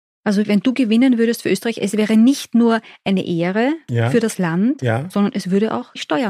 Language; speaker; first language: German; native; German